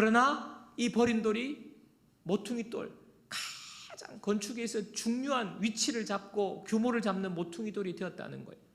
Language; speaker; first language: Korean; native; Korean